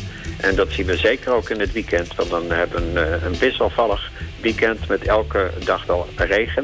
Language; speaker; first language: Dutch; native; Dutch